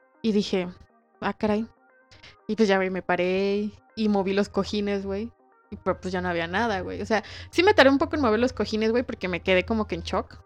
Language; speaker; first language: Spanish; native; Spanish